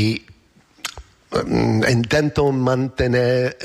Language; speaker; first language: Spanish; non-native, learner; English